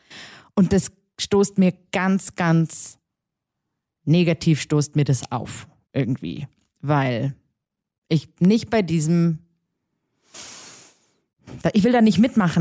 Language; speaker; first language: German; native; German